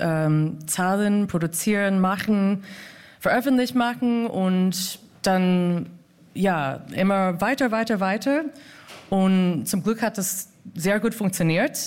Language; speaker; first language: German; non-native, fluent; English